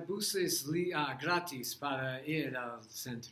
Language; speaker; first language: Portuguese; non-native, learner; English